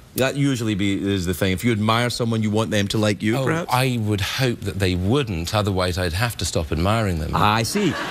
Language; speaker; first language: English; native; English